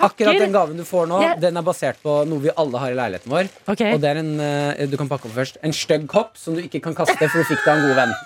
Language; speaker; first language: Norwegian; native; Norwegian